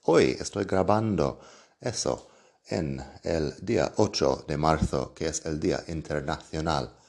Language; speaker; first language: Spanish; non-native, fluent; English